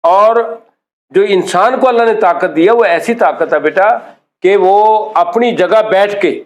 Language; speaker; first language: Urdu; non-native, local second language; Punjabi